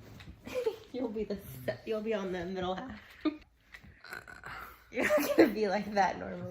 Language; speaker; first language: English; native; English